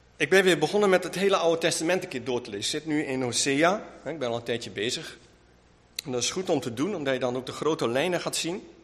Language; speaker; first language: Dutch; non-native, local second language; Western Frisian